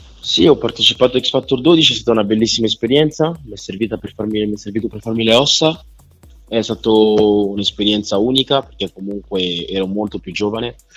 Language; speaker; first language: Italian; early bilingual, other home language; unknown